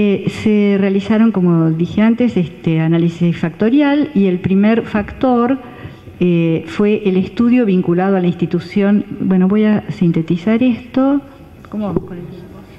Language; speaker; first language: Spanish; native; Spanish